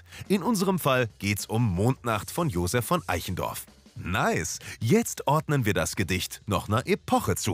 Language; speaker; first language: German; native; German